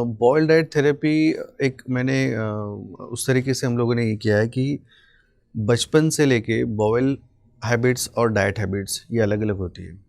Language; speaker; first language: Hindi; non-native, local second language; Marathi